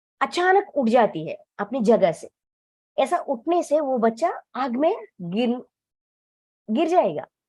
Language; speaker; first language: Hindi; non-native, local second language; Telugu